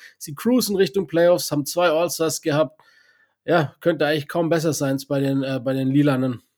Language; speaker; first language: German; native; German